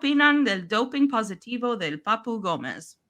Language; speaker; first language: Spanish; non-native, learner; English